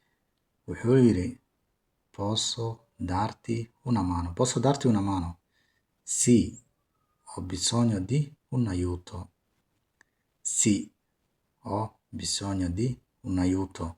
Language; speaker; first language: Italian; non-native, fluent; Somali